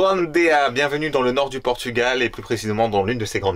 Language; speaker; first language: French; native; French